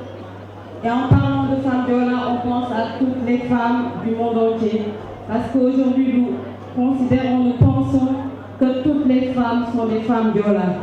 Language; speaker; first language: French; non-native, local second language; Jola-Fonyi